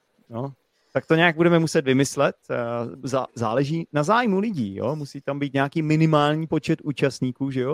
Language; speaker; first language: Czech; native; Czech